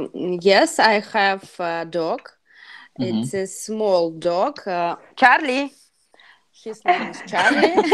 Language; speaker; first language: English; non-native, learner; Russian